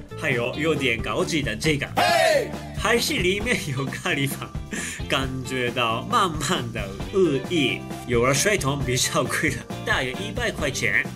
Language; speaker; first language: Chinese; non-native, fluent; Japanese